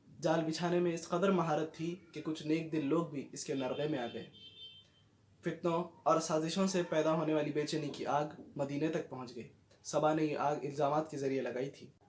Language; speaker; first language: Urdu; native; Urdu